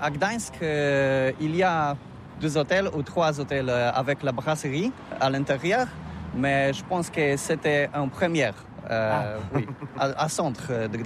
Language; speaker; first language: French; non-native, learner; Polish